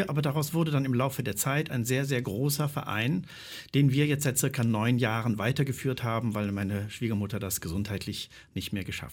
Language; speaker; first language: German; native; German